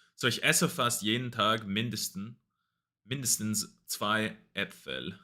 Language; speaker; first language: German; non-native, learner; English